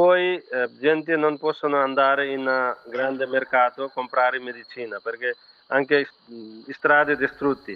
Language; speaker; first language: Italian; non-native, fluent; Nepali